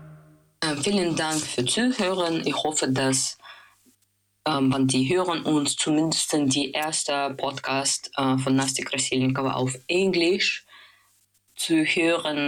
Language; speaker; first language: German; non-native, learner; Russian